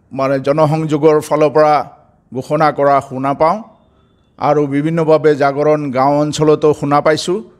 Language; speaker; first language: Assamese; non-native, local second language; Bangla